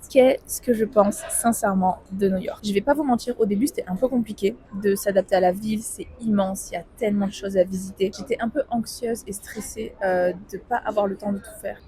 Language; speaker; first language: French; native; French